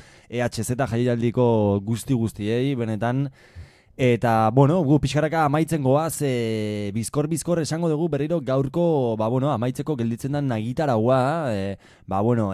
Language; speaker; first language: Basque; native; Basque